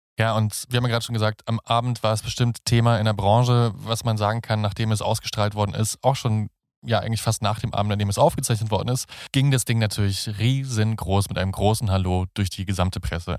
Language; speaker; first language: German; native; German